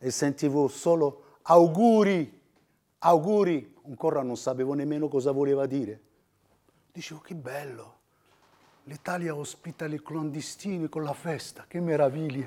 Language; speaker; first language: Italian; non-native, fluent; Arabic